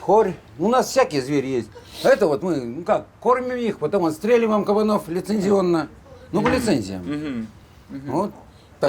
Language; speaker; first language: Russian; native; Russian